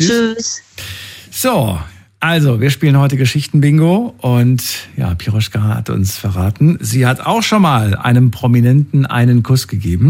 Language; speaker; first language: German; native; German